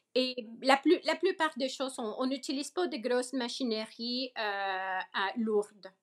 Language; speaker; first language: French; early bilingual, other home language; Spanish